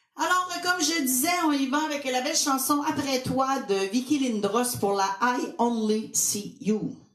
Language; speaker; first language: French; native; French